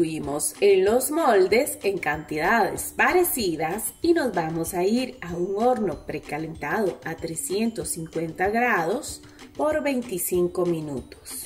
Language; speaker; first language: Spanish; native; Spanish